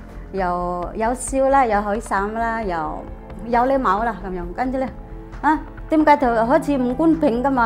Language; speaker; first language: Chinese; non-native, fluent; Indonesian